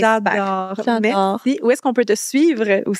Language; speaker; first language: French; native; French